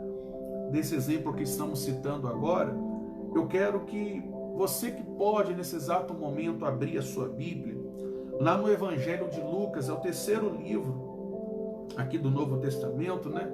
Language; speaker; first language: Portuguese; native; Portuguese